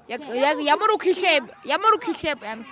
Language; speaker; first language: Mongolian; early bilingual, heritage; Mongolian